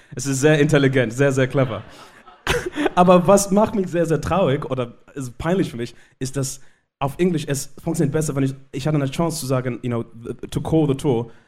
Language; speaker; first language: German; non-native, fluent; Shona